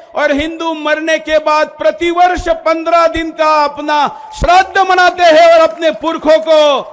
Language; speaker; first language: Hindi; non-native, local second language; Marathi